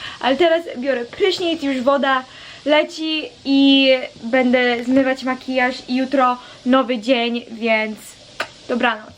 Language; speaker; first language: Polish; early bilingual, heritage; Polish